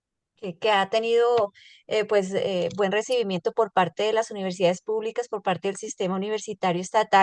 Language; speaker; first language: Spanish; native; Spanish